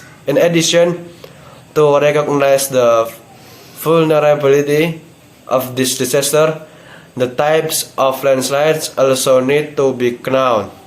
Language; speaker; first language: English; non-native, learner; Indonesian